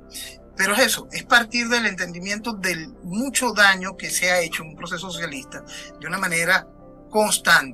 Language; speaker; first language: Spanish; native; Spanish